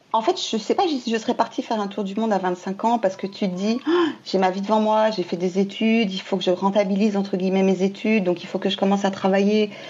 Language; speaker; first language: French; native; French